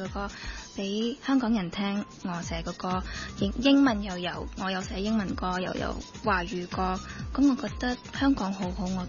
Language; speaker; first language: Cantonese; early bilingual, heritage; Cantonese